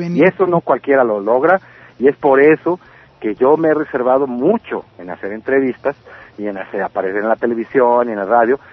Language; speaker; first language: Spanish; native; Spanish